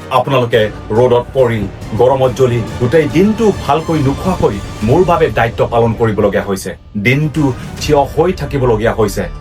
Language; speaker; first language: Assamese; non-native, local second language; Karbi